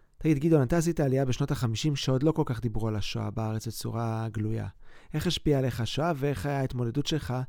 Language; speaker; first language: Hebrew; native; Hebrew